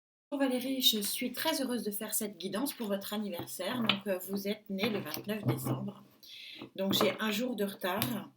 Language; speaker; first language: French; native; French